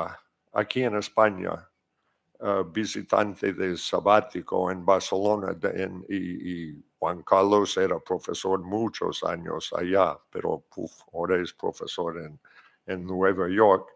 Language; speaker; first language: Spanish; non-native, fluent; English